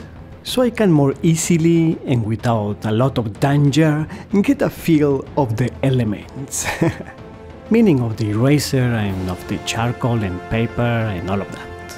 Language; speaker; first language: English; non-native, fluent; Spanish